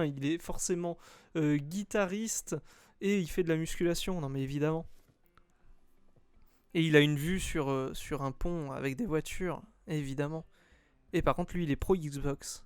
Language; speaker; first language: French; native; French